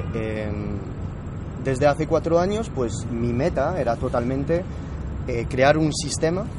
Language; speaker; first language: Spanish; non-native, fluent; French